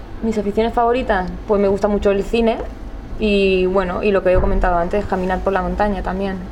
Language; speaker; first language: Spanish; native; Spanish